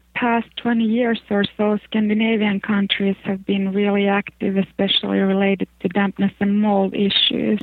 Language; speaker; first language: English; non-native, fluent; Finnish